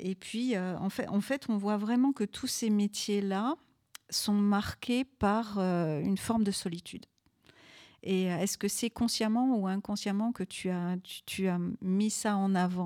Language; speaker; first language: French; native; French